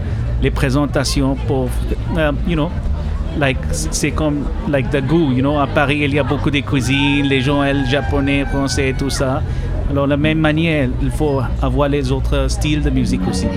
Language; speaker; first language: French; non-native, learner; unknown